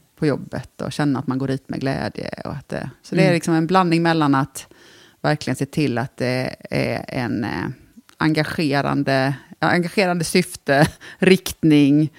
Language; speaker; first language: Swedish; native; Swedish